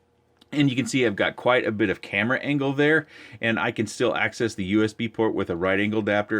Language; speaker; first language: English; native; English